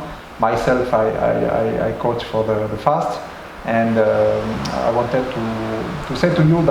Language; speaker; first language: English; non-native, learner; French